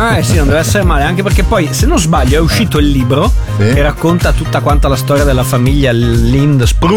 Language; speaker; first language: Italian; native; Italian